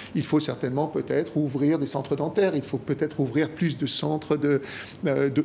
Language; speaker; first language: French; native; French